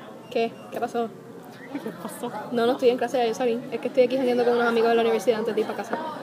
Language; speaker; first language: Spanish; native; Spanish